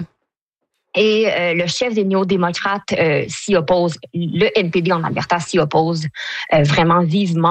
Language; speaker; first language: French; native; French